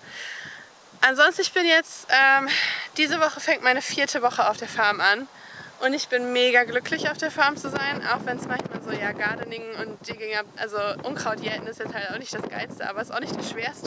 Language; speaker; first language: German; native; German